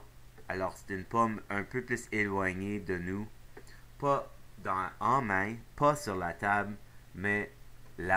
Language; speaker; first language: French; non-native, local second language; English